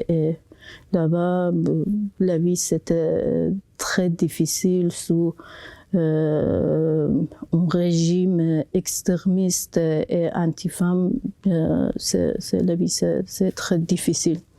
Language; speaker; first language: French; non-native, local second language; Persian